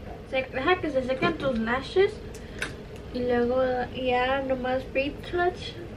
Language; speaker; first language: Spanish; early bilingual, heritage; Spanish